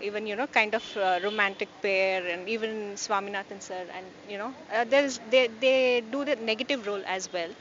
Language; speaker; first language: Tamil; non-native, learner; Kannada